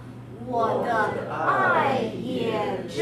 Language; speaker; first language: Chinese; non-native, learner; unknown